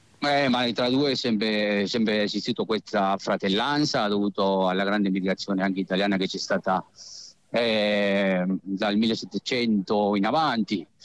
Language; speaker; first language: Italian; non-native, fluent; Spanish